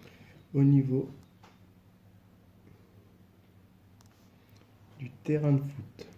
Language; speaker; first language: French; native; French